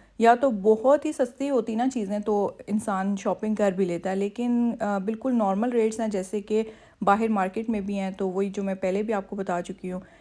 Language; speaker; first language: Urdu; native; Urdu